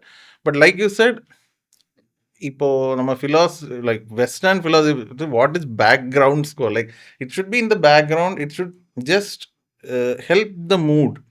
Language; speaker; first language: Tamil; non-native, fluent; Malayalam